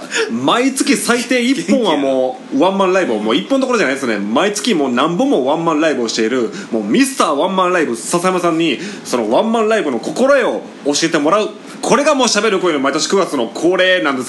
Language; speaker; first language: Japanese; native; Japanese